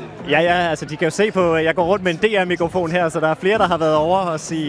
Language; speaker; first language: Danish; native; Danish